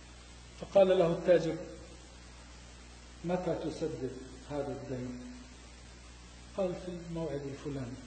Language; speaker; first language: Arabic; native; Arabic